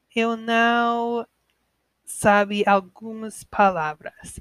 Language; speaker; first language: Portuguese; non-native, learner; English